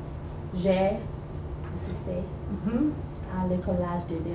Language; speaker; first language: French; non-native, learner; English